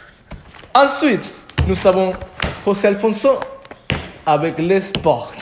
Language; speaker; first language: French; non-native, learner; Spanish